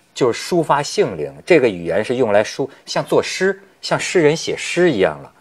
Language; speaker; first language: Chinese; native; Chinese